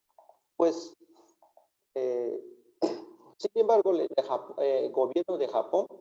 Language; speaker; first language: Spanish; non-native, fluent; Japanese